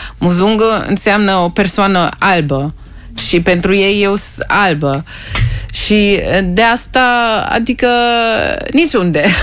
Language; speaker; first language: Romanian; early bilingual, heritage; Romanian